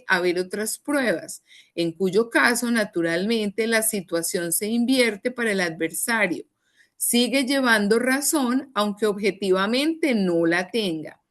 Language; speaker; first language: Spanish; native; Spanish